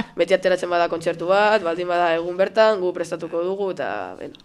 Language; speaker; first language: Basque; non-native, local second language; Spanish